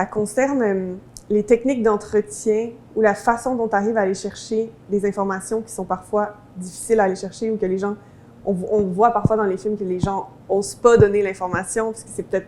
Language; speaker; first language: French; native; French